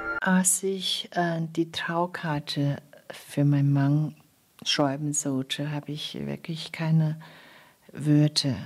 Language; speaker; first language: German; non-native, fluent; Chinese